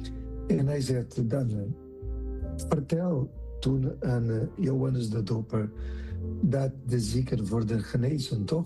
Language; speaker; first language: Dutch; non-native, fluent; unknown